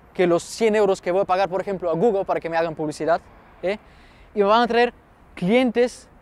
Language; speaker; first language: Spanish; non-native, fluent; Bulgarian